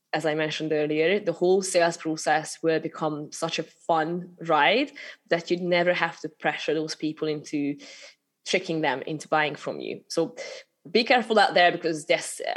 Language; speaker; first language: English; non-native, fluent; Hungarian